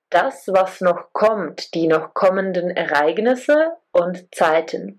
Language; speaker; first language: German; non-native, fluent; Czech